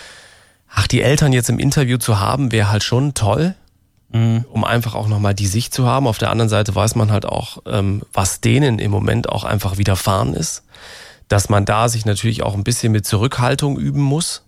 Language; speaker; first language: German; native; German